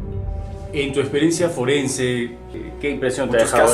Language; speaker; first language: Spanish; native; Spanish